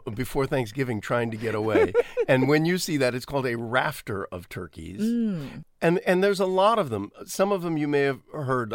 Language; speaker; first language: English; native; English